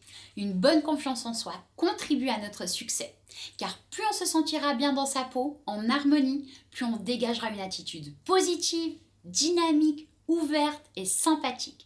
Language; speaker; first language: French; native; French